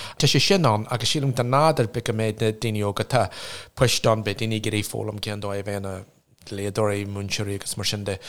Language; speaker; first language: Irish; non-native, local second language; English